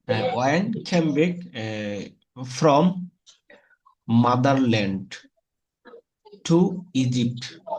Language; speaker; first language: English; non-native, fluent; Bangla